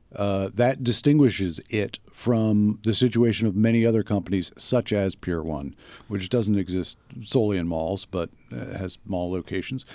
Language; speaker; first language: English; native; English